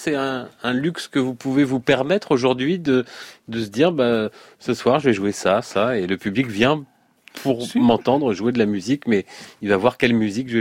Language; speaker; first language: French; native; French